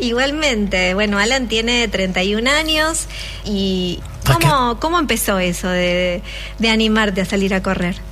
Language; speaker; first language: Spanish; native; Spanish